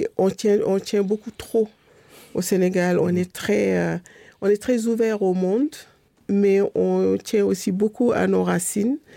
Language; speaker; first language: French; non-native, local second language; Wolof